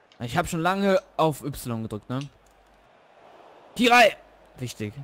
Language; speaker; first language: German; native; German